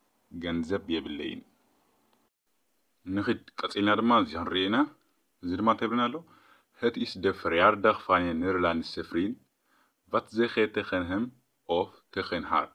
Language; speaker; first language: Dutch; non-native, fluent; Tigrinya